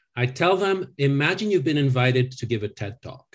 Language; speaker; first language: English; non-native, fluent; French